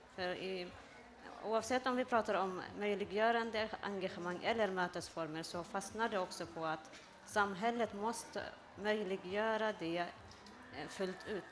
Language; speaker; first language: Swedish; early bilingual, other home language; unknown